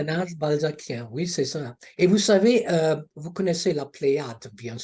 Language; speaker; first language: French; non-native, fluent; Russian